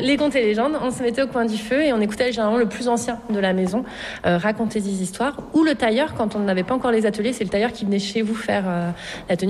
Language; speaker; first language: French; native; French